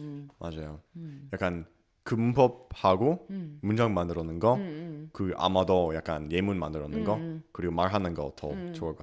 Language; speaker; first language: Korean; non-native, learner; English